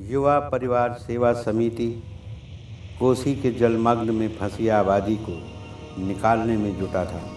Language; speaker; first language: Hindi; native; Hindi